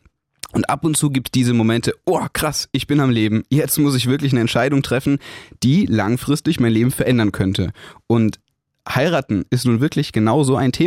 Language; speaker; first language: German; native; German